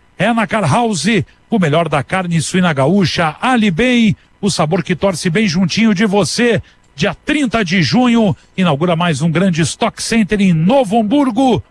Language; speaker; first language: Portuguese; native; Portuguese